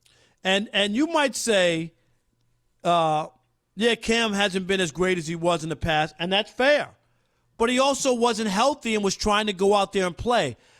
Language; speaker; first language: English; native; English